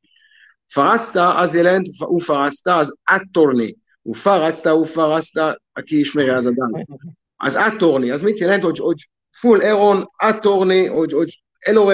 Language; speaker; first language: Hungarian; non-native, learner; Hebrew